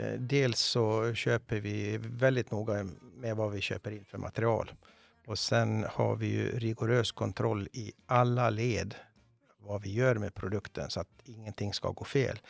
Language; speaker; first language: Swedish; native; Swedish